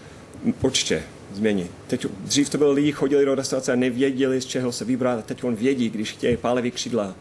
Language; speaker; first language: Czech; non-native, fluent; English